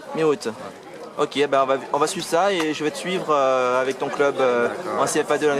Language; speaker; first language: French; native; French